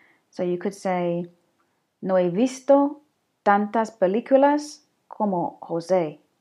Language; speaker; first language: Spanish; non-native, learner; English